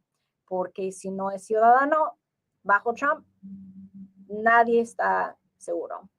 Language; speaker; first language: Spanish; early bilingual, heritage; English